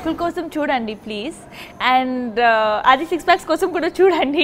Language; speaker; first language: Telugu; non-native, local second language; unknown